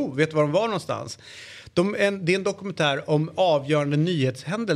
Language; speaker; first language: Swedish; native; Swedish